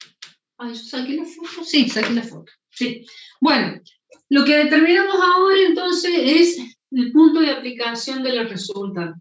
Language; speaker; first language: Spanish; native; Spanish